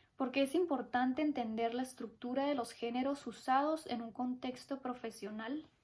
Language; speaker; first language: Spanish; early bilingual, heritage; Spanish